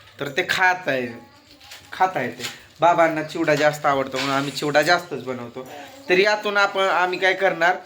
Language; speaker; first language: Marathi; native; Marathi